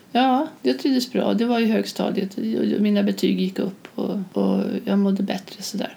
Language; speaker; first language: Swedish; native; Swedish